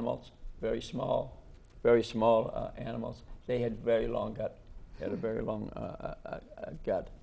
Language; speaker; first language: English; native; English